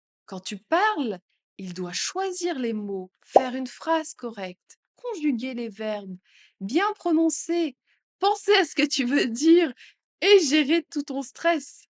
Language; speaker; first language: French; native; French